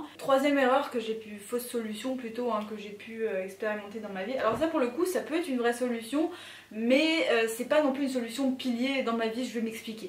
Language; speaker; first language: French; native; French